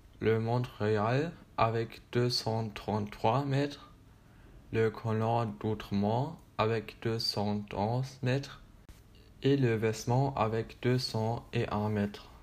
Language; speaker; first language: French; non-native, learner; German